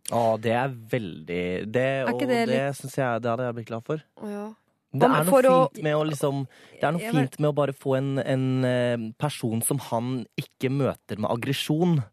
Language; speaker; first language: Norwegian; native; Norwegian